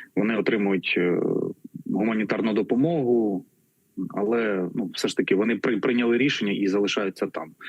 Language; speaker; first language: Ukrainian; native; Ukrainian